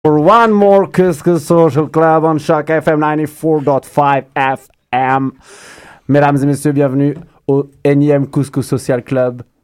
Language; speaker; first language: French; native; French